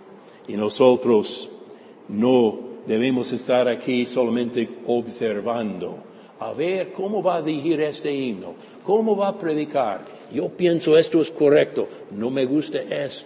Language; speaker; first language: Spanish; non-native, fluent; English